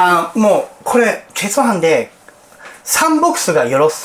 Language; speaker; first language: Korean; non-native, learner; Japanese